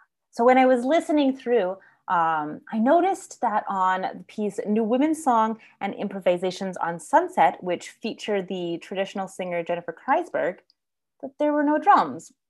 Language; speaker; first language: English; native; English